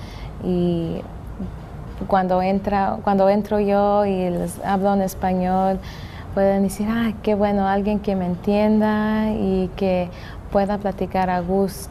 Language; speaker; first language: Spanish; early bilingual, heritage; English